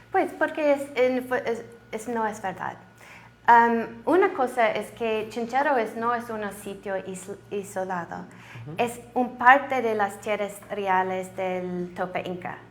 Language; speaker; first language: Spanish; non-native, learner; English